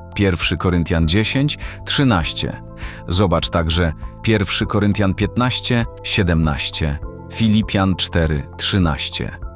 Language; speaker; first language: Polish; native; Polish